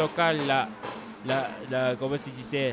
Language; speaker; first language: Spanish; non-native, learner; Japanese